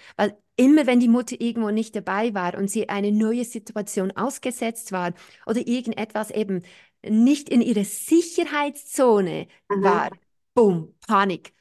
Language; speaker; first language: German; non-native, fluent; English